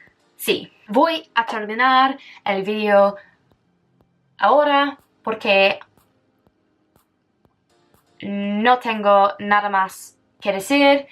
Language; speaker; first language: Spanish; non-native, fluent; English